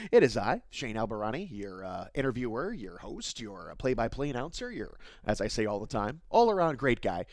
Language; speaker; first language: English; native; English